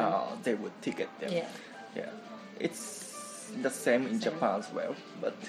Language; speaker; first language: English; non-native, learner; Japanese